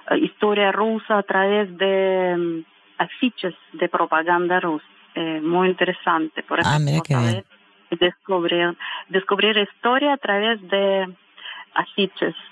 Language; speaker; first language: Spanish; non-native, fluent; Russian